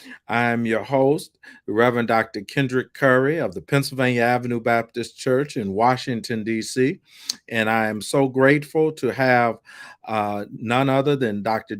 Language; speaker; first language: English; native; English